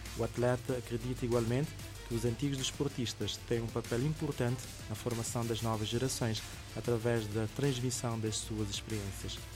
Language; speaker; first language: Portuguese; non-native, local second language; Kabuverdianu